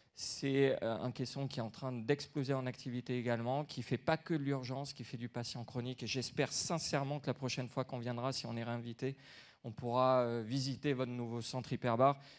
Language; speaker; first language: French; native; French